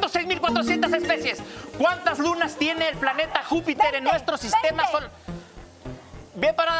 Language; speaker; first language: Spanish; native; Spanish